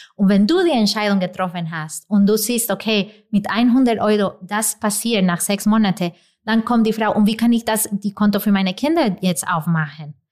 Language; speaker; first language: German; non-native, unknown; Spanish